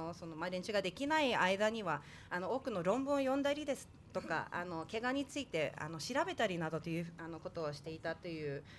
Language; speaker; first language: Japanese; native; Japanese